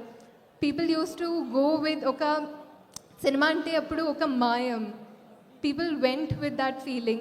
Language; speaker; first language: Telugu; non-native, local second language; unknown